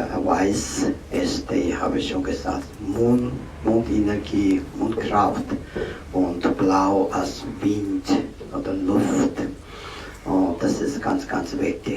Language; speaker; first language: German; non-native, learner; Tibetan